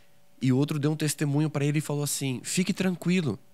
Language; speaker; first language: Portuguese; native; Portuguese